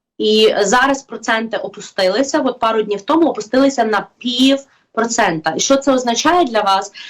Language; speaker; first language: Ukrainian; native; Ukrainian